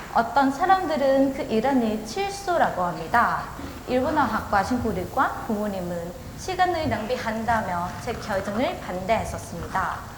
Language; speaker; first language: Korean; non-native, learner; Thai